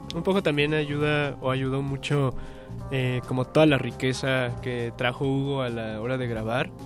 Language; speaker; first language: Spanish; native; Spanish